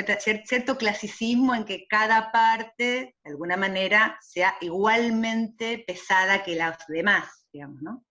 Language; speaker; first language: Spanish; native; Spanish